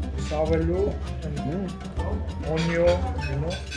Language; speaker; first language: English; non-native, learner; Armenian